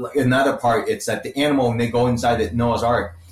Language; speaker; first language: English; early bilingual, other home language; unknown